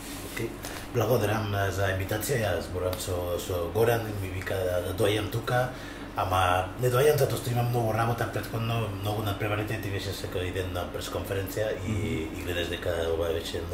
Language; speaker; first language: Macedonian; non-native, learner; Spanish